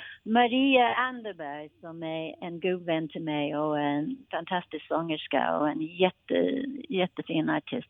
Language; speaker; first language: Swedish; non-native, fluent; English